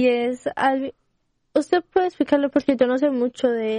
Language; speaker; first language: Spanish; early bilingual, heritage; Spanish